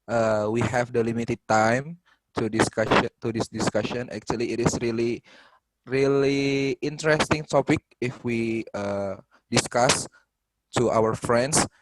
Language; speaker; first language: English; non-native, fluent; Indonesian